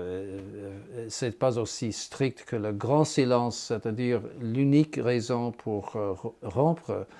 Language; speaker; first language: French; non-native, fluent; English